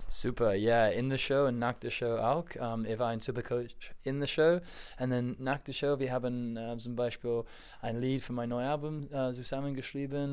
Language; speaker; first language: German; non-native, learner; English